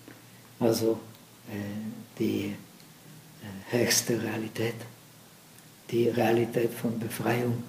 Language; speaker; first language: German; non-native, fluent; Czech